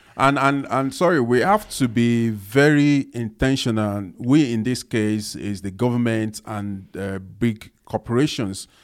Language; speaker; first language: English; non-native, local second language; Yoruba